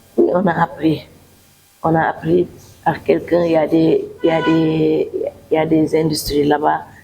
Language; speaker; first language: French; non-native, local second language; Wolof